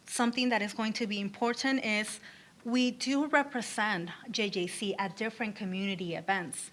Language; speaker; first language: English; early bilingual, other home language; Spanish